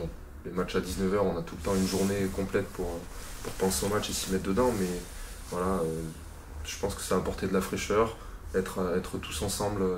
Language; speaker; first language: French; native; French